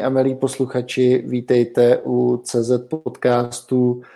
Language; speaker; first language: Czech; native; Czech